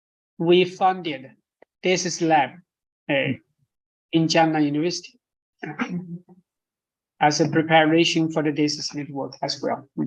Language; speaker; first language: English; non-native, fluent; Chinese